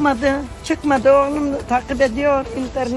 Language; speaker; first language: Turkish; non-native, local second language; Arabic